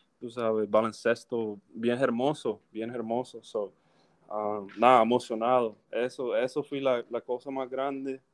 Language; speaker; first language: Spanish; early bilingual, heritage; English